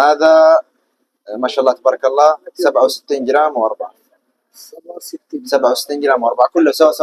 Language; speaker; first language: Arabic; non-native, learner; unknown